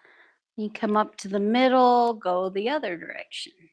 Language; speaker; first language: English; native; English